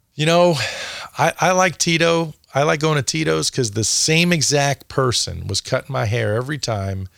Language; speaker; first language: English; native; English